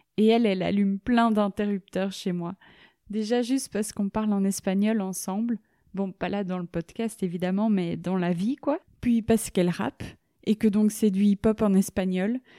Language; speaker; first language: French; native; French